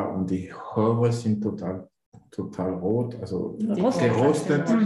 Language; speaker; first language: German; non-native, learner; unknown